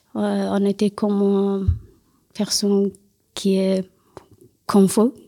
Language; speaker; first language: French; non-native, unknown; Persian